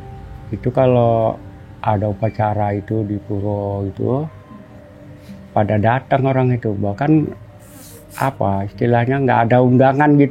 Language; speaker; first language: Indonesian; non-native, local second language; Balinese